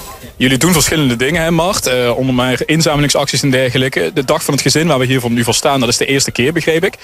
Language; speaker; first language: Dutch; native; Dutch